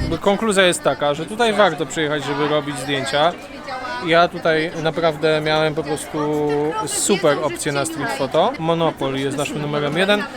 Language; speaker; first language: Polish; native; Polish